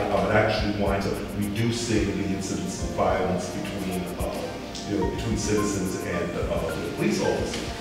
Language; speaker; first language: English; native; English